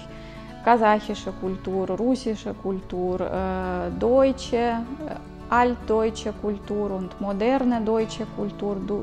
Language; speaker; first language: German; early bilingual, heritage; Russian